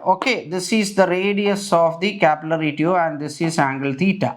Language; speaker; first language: English; non-native, local second language; Malayalam